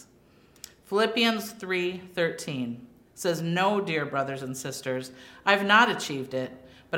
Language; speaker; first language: English; native; English